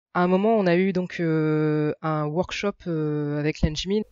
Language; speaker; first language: French; native; French